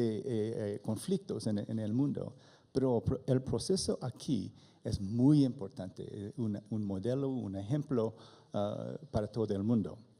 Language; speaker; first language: Spanish; non-native, learner; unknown